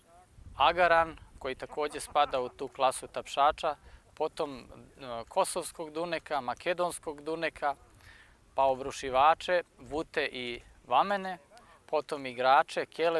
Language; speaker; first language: Bosnian; native; Bosnian